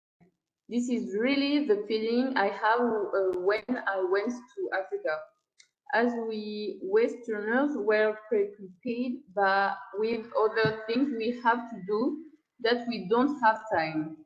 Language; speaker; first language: English; non-native, learner; French